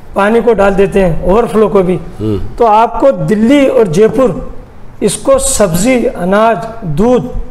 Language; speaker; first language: Hindi; native; Hindi